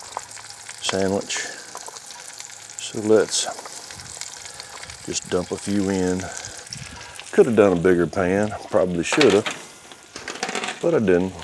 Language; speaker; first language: English; native; English